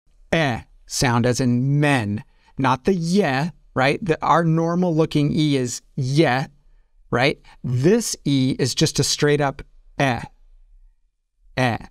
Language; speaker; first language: English; native; English